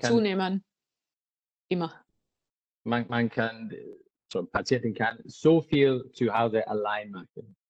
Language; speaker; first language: German; non-native, learner; English